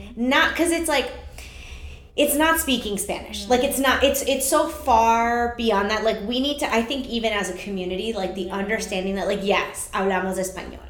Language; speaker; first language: English; early bilingual, other home language; Spanish